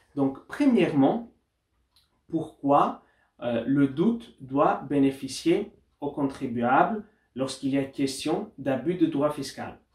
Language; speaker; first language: French; non-native, fluent; Greek